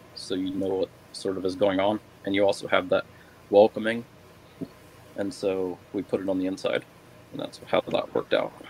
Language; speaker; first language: English; native; English